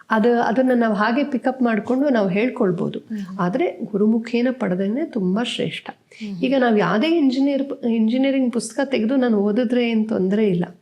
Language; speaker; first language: Kannada; native; Kannada